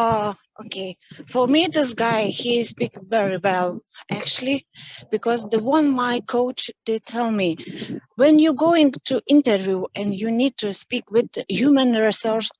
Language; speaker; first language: English; non-native, learner; Lithuanian